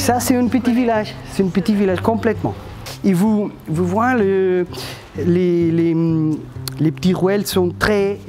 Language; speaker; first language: French; non-native, fluent; Portuguese